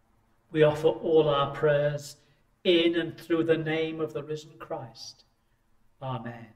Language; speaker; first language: English; native; English